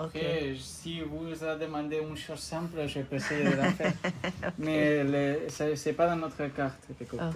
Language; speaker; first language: French; non-native, fluent; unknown